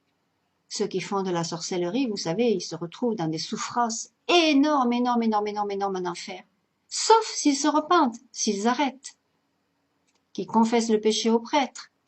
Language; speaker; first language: French; native; French